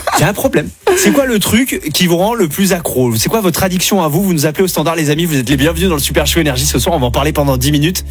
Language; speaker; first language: French; native; French